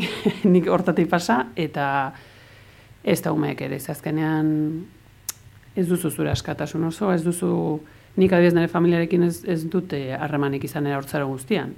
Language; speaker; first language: Basque; early bilingual, heritage; Spanish